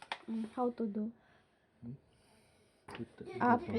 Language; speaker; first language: English; non-native, learner; Filipino